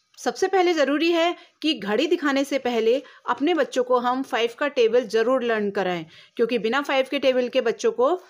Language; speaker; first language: Hindi; native; Hindi